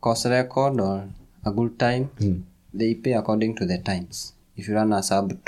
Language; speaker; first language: English; non-native, local second language; Kikuyu